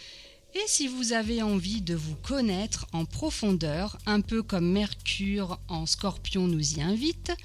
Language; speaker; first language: French; native; French